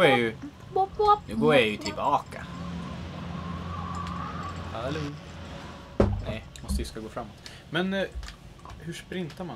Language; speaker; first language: Swedish; native; Swedish